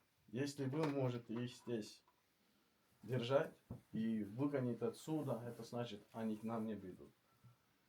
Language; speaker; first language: Russian; non-native, learner; Estonian